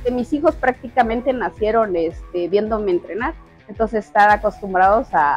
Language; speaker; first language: Spanish; native; Spanish